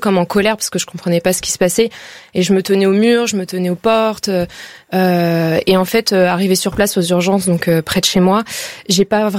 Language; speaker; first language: French; native; French